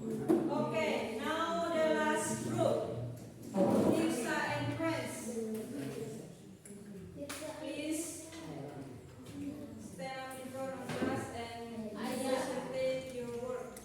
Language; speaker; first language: English; non-native, local second language; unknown